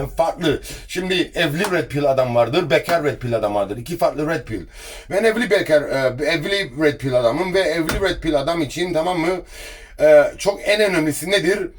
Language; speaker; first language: Turkish; early bilingual, heritage; Turkish